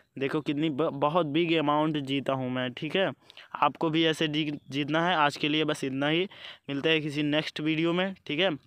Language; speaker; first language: Hindi; native; Hindi